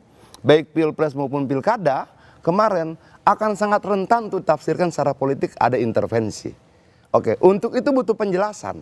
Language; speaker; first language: Indonesian; native; Indonesian